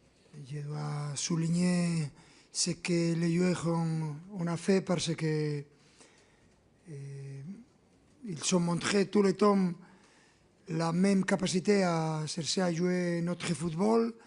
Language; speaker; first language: French; non-native, fluent; Spanish